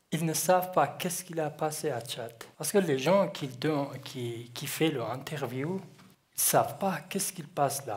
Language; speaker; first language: French; non-native, learner; Kurdish